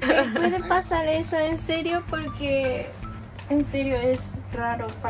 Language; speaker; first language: Spanish; non-native, fluent; Japanese